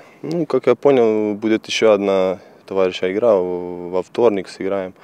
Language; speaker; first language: Russian; non-native, learner; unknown